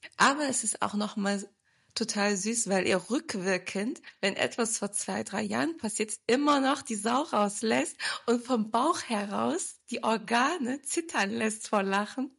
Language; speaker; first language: German; early bilingual, other home language; Turkish